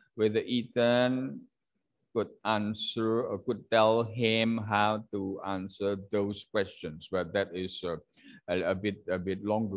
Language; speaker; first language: English; non-native, fluent; Indonesian